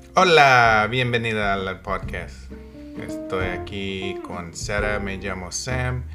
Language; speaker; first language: Spanish; non-native, learner; English